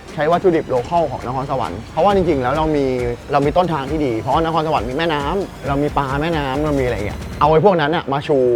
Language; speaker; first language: Thai; native; Thai